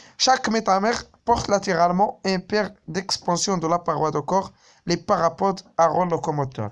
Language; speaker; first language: French; non-native, local second language; Arabic